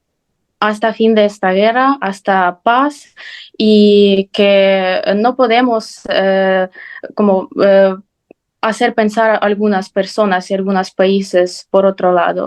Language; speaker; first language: Spanish; non-native, fluent; Ukrainian